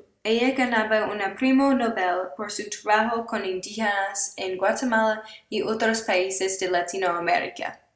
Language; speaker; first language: Spanish; non-native, learner; English